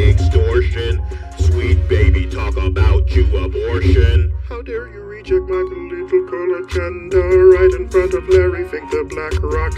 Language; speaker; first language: English; native; English